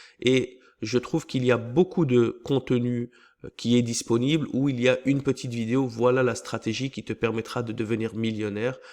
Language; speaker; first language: French; native; French